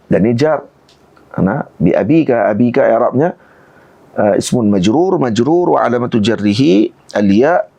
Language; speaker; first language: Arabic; non-native, fluent; Malay